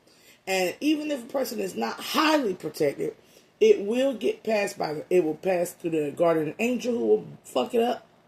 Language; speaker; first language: English; native; English